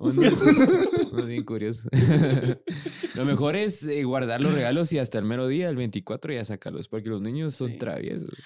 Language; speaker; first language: Spanish; native; Spanish